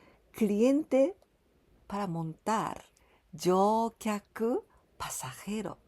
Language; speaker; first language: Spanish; non-native, fluent; Japanese